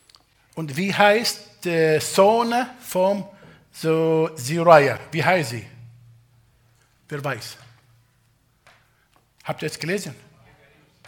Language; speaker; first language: German; non-native, fluent; Arabic